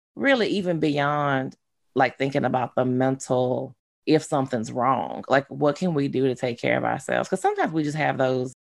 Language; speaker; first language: English; native; English